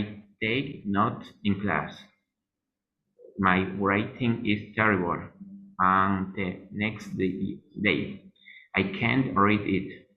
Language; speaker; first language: English; non-native, learner; Spanish